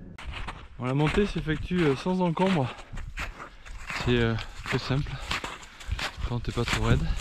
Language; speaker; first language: French; native; French